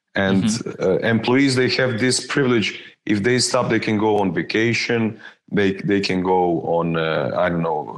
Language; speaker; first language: English; non-native, fluent; Croatian